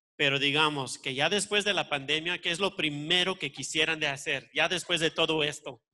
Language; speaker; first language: Spanish; early bilingual, heritage; Spanish